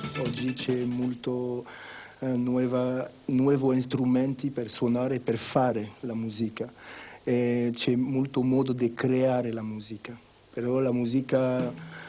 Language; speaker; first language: Italian; non-native, learner; French